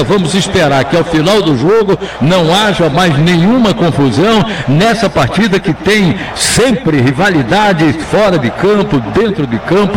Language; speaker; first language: Portuguese; native; Portuguese